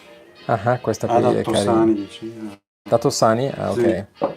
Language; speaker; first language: Italian; non-native, fluent; German